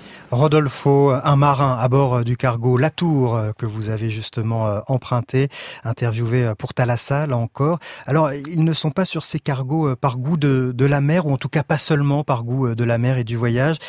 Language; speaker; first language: French; native; French